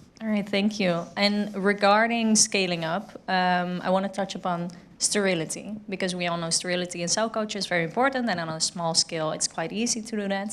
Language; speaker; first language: English; non-native, fluent; Dutch